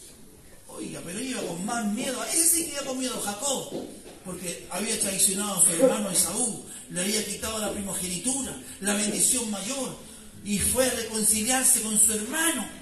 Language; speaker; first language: Spanish; native; Spanish